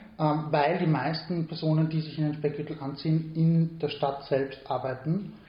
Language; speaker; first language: German; native; German